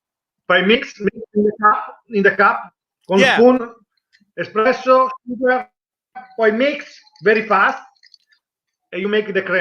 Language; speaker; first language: English; non-native, learner; Italian